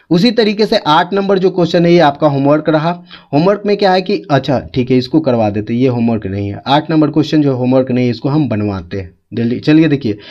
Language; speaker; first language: Hindi; native; Hindi